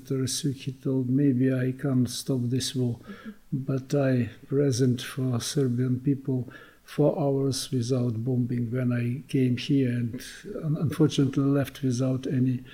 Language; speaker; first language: English; non-native, learner; Ukrainian